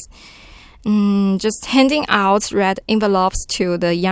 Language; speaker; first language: English; non-native, learner; Chinese